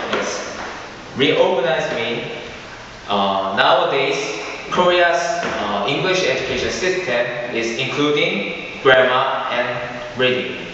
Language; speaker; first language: English; non-native, learner; Korean